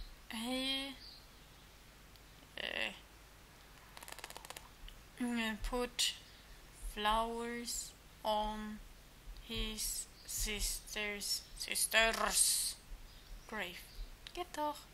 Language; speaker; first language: English; non-native, fluent; German